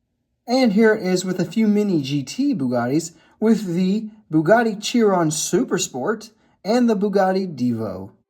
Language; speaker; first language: English; native; English